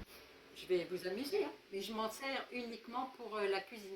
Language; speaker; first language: French; native; French